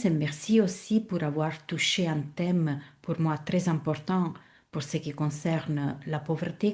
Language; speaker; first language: French; non-native, fluent; Italian